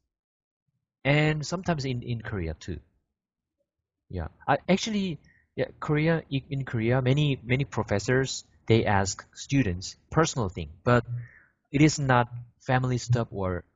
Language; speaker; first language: English; non-native, learner; Korean